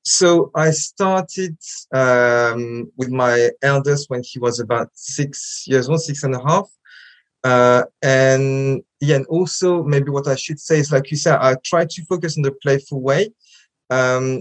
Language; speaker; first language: English; non-native, fluent; French